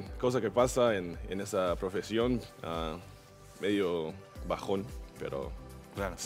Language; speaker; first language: Spanish; non-native, learner; English